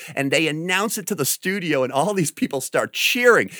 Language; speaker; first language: English; native; English